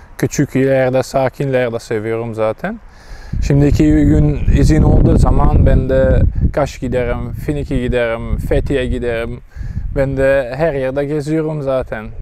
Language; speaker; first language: Turkish; non-native, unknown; Dutch